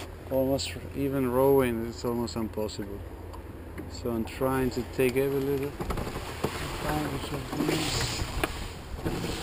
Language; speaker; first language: English; non-native, fluent; Italian